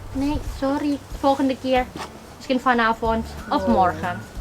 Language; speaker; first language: Dutch; non-native, learner; Indonesian